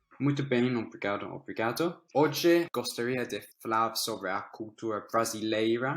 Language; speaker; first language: Portuguese; non-native, fluent; English